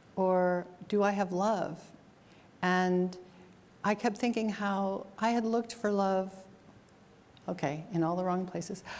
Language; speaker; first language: English; native; English